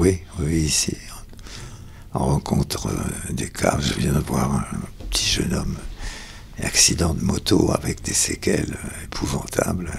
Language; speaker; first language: French; native; French